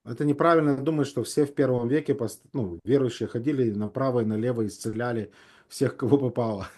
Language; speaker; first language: Russian; native; Russian